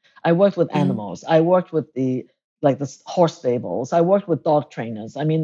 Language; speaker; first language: English; non-native, local second language; Cantonese